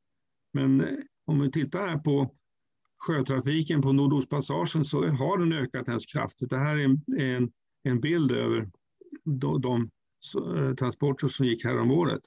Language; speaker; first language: Swedish; native; Swedish